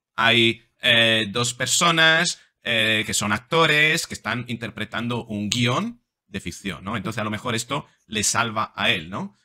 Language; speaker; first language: Spanish; non-native, fluent; Italian